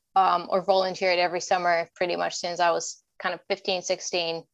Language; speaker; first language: English; non-native, fluent; Bulgarian